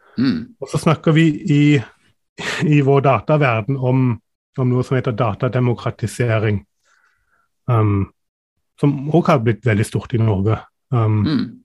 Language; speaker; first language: Norwegian; non-native, fluent; German